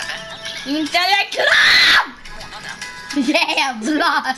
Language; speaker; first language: Swedish; native; Swedish